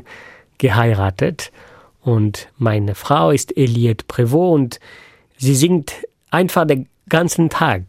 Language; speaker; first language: German; non-native, fluent; French